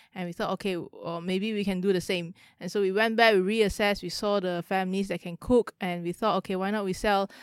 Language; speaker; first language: English; non-native, local second language; Chinese